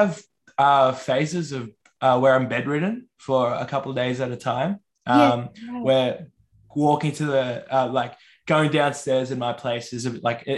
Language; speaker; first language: English; native; English